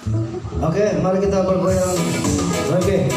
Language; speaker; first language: Indonesian; native; Indonesian